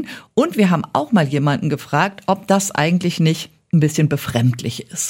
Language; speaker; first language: German; native; German